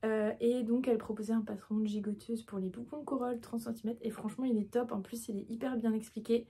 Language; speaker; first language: French; native; French